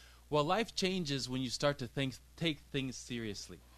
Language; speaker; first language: English; native; English